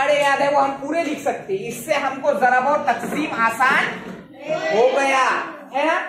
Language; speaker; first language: Hindi; native; Hindi